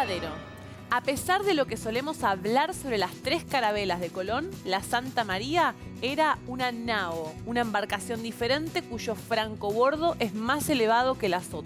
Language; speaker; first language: Spanish; native; Spanish